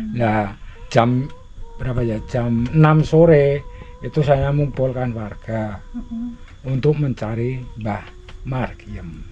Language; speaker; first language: Indonesian; non-native, local second language; Javanese